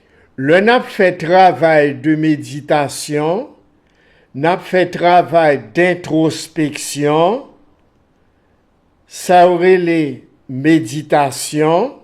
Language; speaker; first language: French; non-native, local second language; Haitian Creole